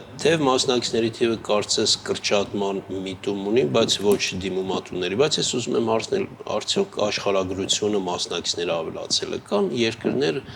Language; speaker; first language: Armenian; native; Armenian